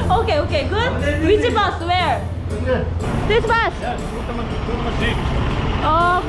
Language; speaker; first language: English; non-native, learner; Korean